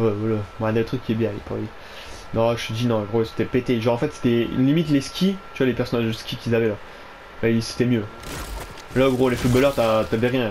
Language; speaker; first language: French; native; French